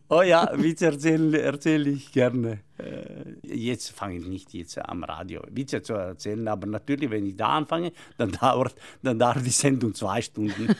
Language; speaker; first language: German; non-native, local second language; Ladin